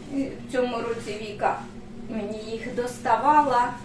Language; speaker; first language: Ukrainian; native; Ukrainian